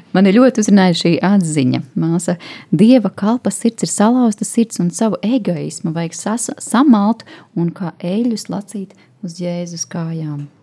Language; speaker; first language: Latvian; native; Latvian